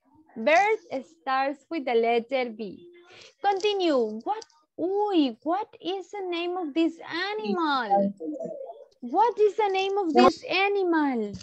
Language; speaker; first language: English; non-native, learner; Spanish